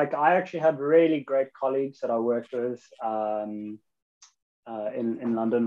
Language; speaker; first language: English; native; English